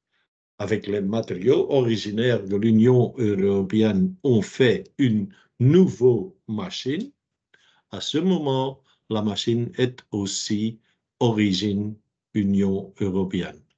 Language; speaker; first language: French; non-native, local second language; Dutch